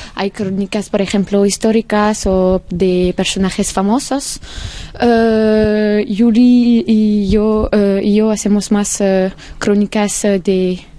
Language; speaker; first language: Spanish; non-native, learner; French